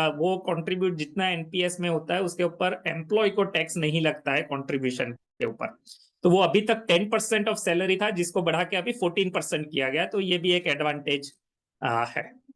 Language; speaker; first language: Hindi; non-native, local second language; Gujarati